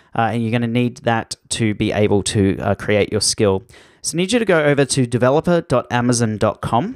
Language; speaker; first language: English; native; English